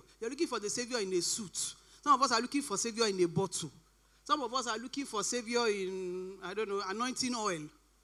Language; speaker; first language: English; non-native, local second language; Yoruba